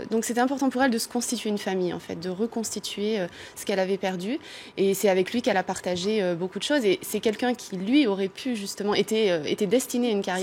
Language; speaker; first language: French; native; French